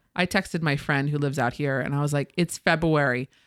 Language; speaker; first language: English; native; English